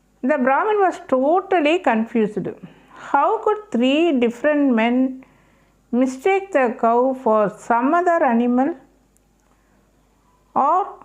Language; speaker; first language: English; non-native, local second language; Tamil